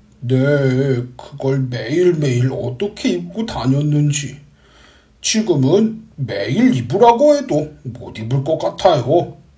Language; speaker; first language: Korean; native; Korean